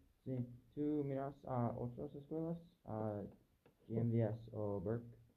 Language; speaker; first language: Spanish; non-native, learner; English